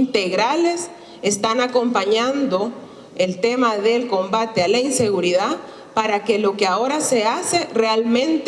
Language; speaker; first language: Spanish; native; Spanish